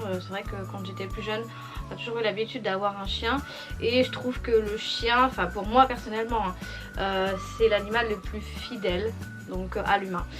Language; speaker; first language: French; native; French